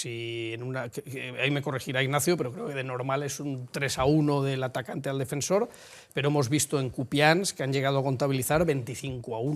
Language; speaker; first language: Spanish; native; Spanish